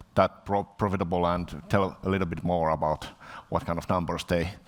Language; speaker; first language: English; non-native, fluent; Finnish